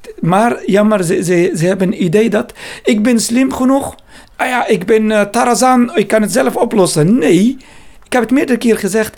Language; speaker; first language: Dutch; non-native, learner; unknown